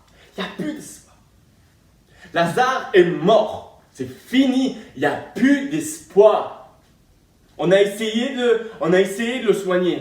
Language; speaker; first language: French; native; French